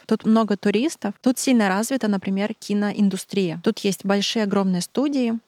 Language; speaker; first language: Russian; native; Russian